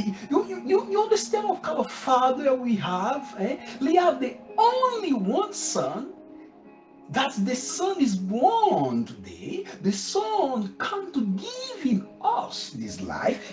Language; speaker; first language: English; non-native, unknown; Haitian Creole